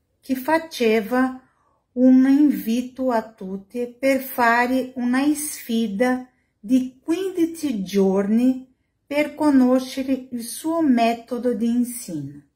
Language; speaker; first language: Italian; non-native, learner; Portuguese